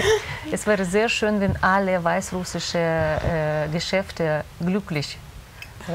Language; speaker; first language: German; non-native, fluent; Russian